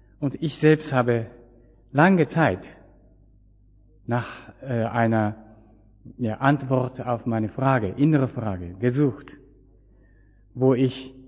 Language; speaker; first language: German; non-native, fluent; Japanese